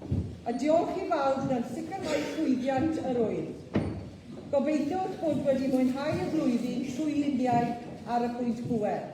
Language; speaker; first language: Welsh; native; Welsh